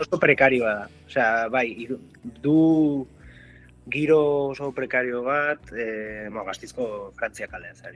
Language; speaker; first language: Basque; native; Basque